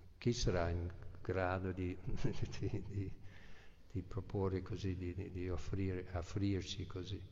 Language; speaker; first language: Italian; non-native, fluent; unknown